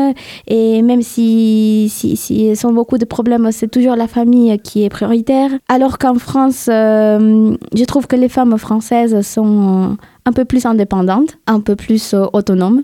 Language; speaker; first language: French; non-native, fluent; Spanish